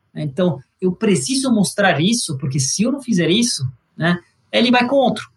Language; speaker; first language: Portuguese; non-native, fluent; Italian